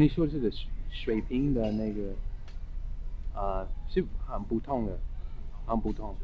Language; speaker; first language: Chinese; non-native, fluent; English